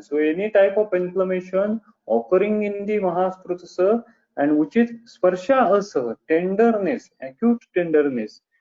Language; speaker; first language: English; non-native, local second language; Marathi